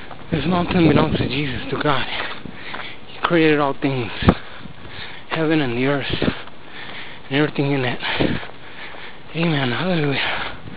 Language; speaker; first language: English; early bilingual, other home language; Spanish